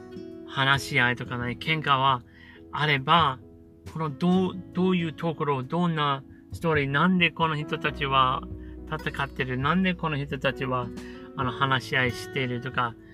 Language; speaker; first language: Japanese; non-native, learner; English